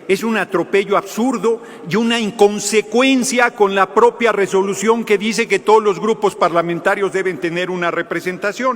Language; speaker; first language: Spanish; native; Spanish